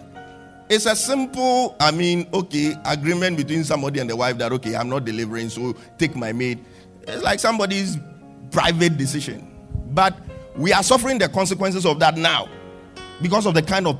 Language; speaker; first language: English; non-native, local second language; Akan